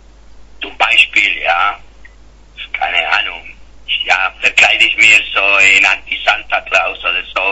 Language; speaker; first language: German; non-native, fluent; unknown